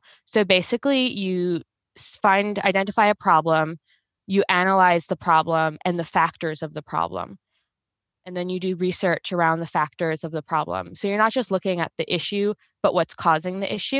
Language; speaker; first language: English; native; English